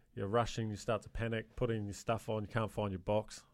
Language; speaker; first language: English; native; English